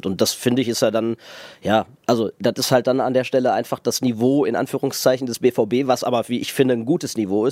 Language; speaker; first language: German; native; German